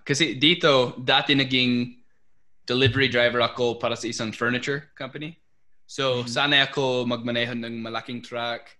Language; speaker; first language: Filipino; non-native, fluent; English